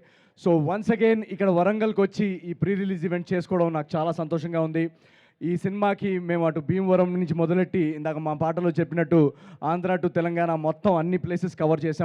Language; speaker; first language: Telugu; native; Telugu